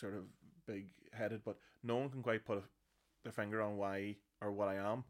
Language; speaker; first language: English; native; English